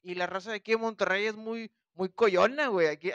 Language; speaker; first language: Spanish; native; Spanish